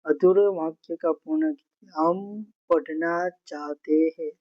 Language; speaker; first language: Hindi; non-native, local second language; Gujarati